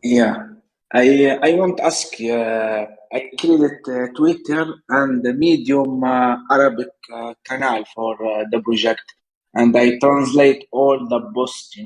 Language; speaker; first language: English; non-native, learner; Arabic